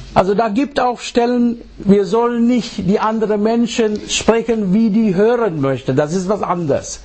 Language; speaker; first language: German; non-native, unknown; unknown